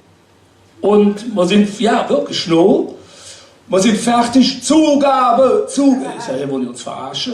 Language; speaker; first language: German; native; German